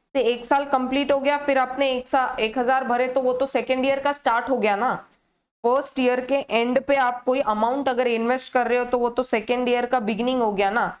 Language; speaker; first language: Hindi; native; Hindi